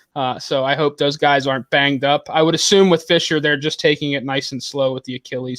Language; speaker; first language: English; native; English